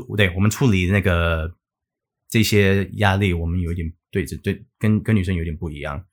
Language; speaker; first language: Chinese; early bilingual, heritage; English